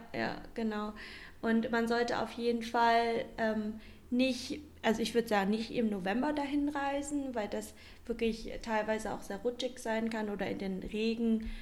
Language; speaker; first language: German; non-native, fluent; Vietnamese